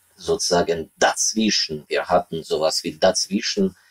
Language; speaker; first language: German; non-native, fluent; Ukrainian